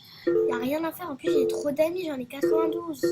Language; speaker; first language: French; native; French